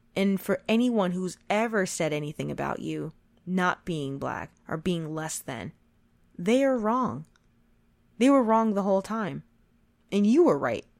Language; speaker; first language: English; native; English